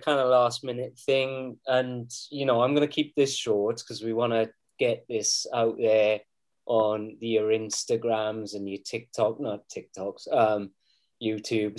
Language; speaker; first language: English; native; English